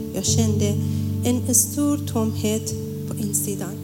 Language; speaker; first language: Swedish; non-native, learner; Persian